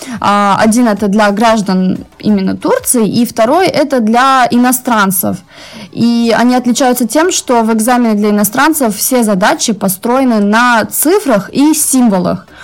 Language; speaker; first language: Russian; native; Russian